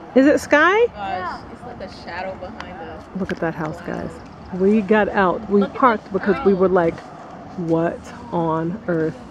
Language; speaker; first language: English; native; English